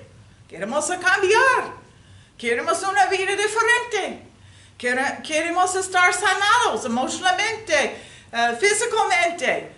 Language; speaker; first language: Spanish; non-native, learner; English